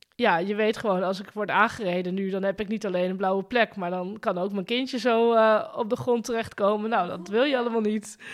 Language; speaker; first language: Dutch; native; Dutch